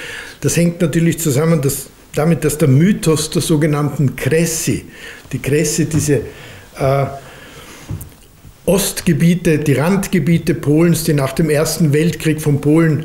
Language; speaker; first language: German; native; German